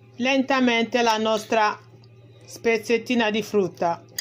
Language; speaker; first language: Italian; non-native, learner; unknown